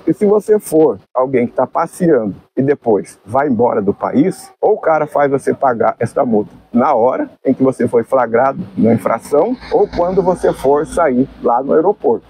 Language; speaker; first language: Portuguese; native; Portuguese